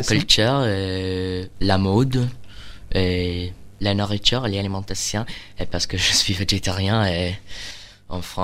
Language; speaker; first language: French; non-native, learner; English